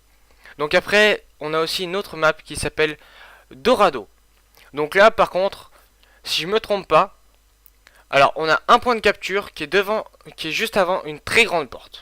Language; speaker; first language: French; native; French